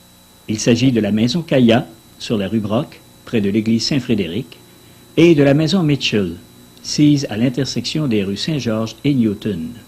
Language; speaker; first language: French; native; French